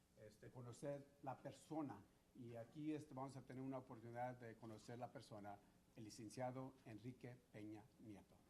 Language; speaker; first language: Spanish; early bilingual, heritage; Spanish